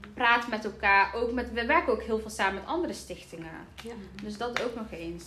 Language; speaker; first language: Dutch; early bilingual, other home language; Somali